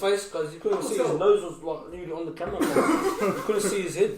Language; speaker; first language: English; native; English